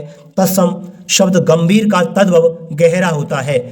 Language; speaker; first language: Hindi; native; Hindi